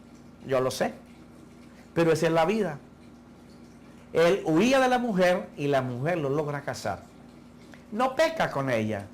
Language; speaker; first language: Spanish; native; Spanish